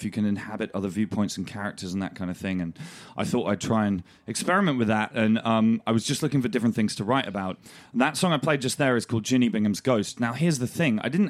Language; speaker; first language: English; native; English